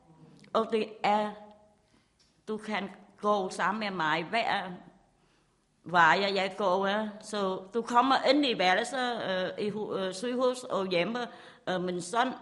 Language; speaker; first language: Danish; non-native, learner; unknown